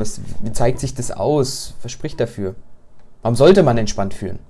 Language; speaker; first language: German; native; German